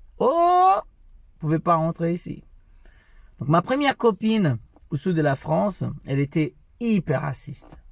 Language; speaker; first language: French; non-native, fluent; Portuguese